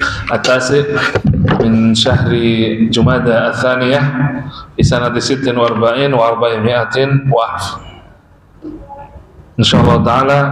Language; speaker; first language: Arabic; non-native, fluent; Indonesian